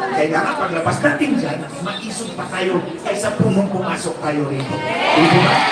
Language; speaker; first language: Filipino; non-native, local second language; Cebuano